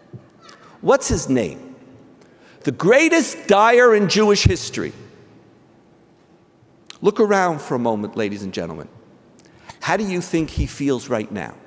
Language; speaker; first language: English; native; English